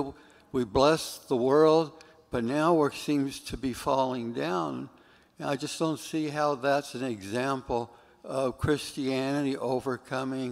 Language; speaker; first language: English; native; English